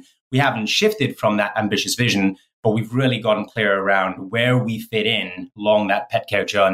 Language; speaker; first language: English; native; English